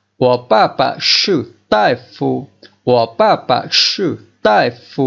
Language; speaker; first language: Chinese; non-native, fluent; Vietnamese